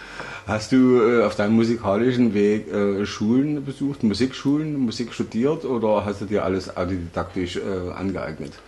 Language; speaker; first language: German; native; German